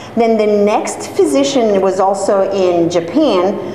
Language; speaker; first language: English; non-native, fluent; Serbian